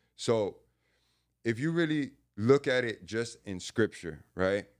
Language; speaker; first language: English; native; English